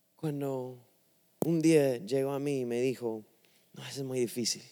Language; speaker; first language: Spanish; non-native, fluent; English